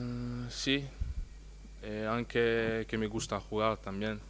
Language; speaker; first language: Spanish; non-native, fluent; French